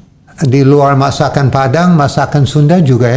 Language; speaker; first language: Indonesian; non-native, learner; English